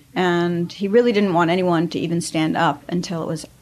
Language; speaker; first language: English; native; English